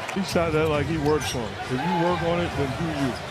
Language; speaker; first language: English; native; English